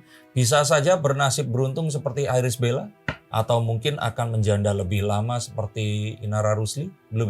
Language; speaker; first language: Indonesian; native; Indonesian